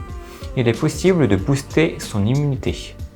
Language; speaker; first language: French; native; French